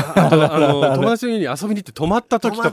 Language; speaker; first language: Japanese; native; Japanese